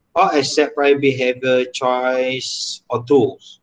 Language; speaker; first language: English; non-native, local second language; Malay